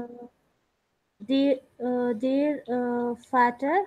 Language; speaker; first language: German; non-native, learner; Telugu